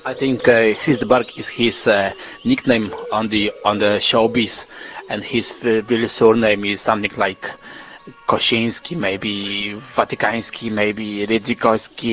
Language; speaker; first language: English; non-native, learner; Polish